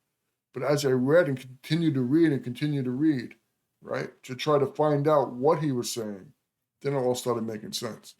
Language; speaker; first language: English; native; English